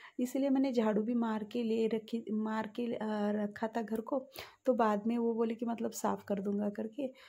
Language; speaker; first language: Hindi; non-native, local second language; Marathi